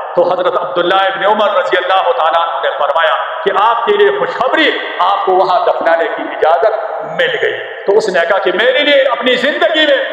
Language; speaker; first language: Urdu; non-native, local second language; Pashto